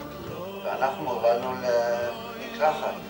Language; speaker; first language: Hebrew; non-native, fluent; Yiddish